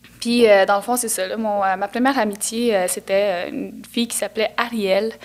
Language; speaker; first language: French; non-native, local second language; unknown